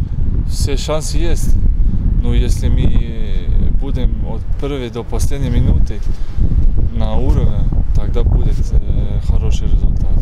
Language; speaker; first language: Russian; non-native, fluent; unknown